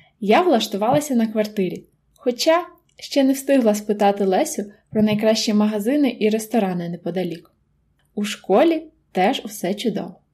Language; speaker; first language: Ukrainian; native; Ukrainian